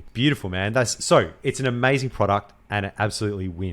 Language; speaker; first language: English; native; English